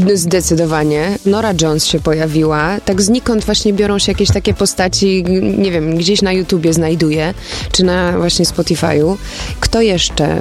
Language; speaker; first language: Polish; early bilingual, other home language; German